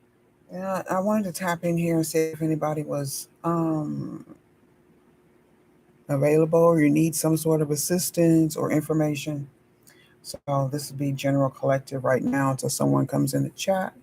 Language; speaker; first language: English; native; English